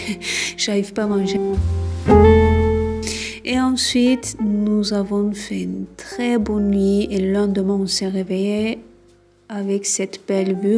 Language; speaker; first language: French; non-native, fluent; Turkish